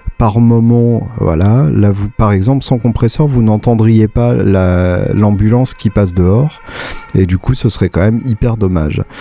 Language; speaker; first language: French; native; French